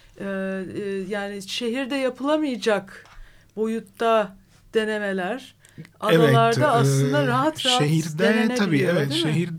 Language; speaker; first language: Turkish; native; Turkish